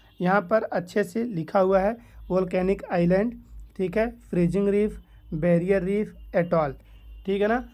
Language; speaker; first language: Hindi; native; Hindi